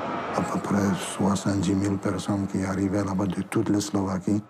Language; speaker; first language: French; non-native, fluent; Slovak